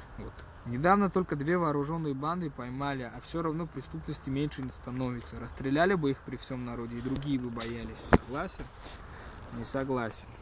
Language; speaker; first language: Russian; early bilingual, heritage; Russian